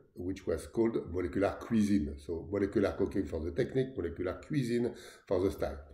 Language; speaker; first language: English; non-native, fluent; French